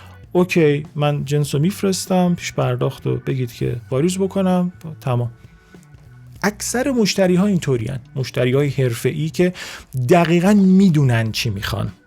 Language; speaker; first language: Persian; native; Persian